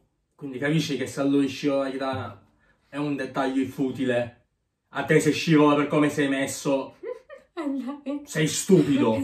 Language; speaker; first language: Italian; native; Italian